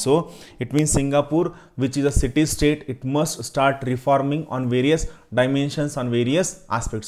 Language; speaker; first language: English; non-native, local second language; Marathi